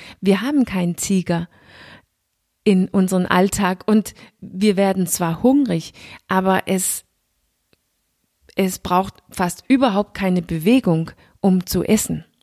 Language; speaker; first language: German; non-native, fluent; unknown